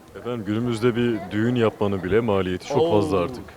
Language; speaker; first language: Turkish; native; Turkish